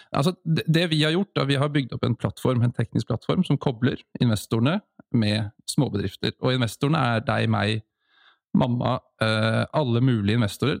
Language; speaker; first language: Norwegian; native; Norwegian